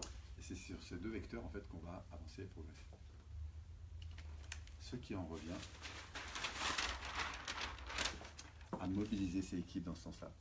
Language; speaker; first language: French; native; French